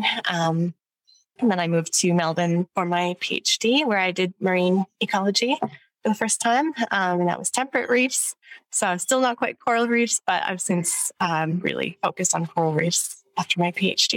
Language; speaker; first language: English; native; English